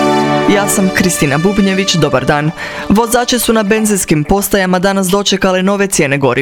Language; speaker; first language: Croatian; native; Croatian